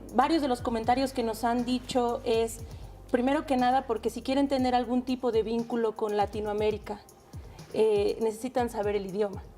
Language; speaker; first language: Spanish; native; Spanish